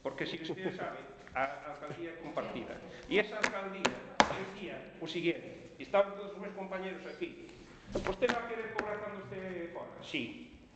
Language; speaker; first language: Spanish; non-native, local second language; Galician